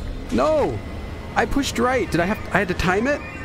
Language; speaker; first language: English; native; English